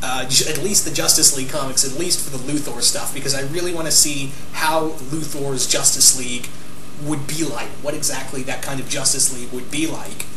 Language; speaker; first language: English; native; English